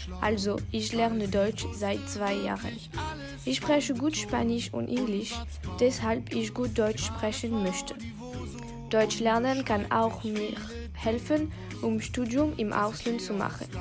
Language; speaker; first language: German; non-native, learner; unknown